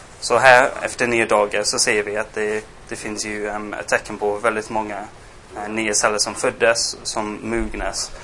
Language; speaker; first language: Swedish; non-native, fluent; English